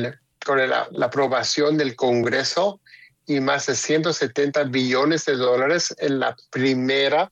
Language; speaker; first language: Spanish; early bilingual, heritage; Spanish